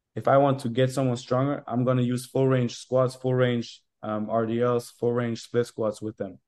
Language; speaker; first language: English; non-native, fluent; German